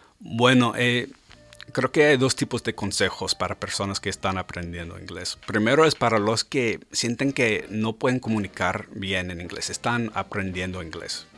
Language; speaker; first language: Spanish; non-native, fluent; English